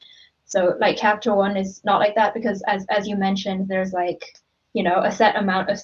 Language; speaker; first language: English; non-native, local second language; Cantonese